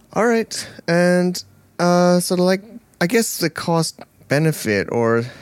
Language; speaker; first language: English; native; English